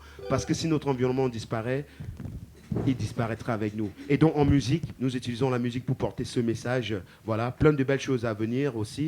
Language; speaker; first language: French; native; French